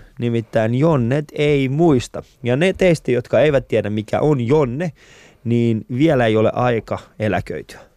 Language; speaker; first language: Finnish; early bilingual, other home language; Persian